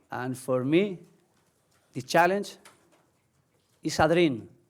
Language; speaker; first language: English; non-native, learner; Spanish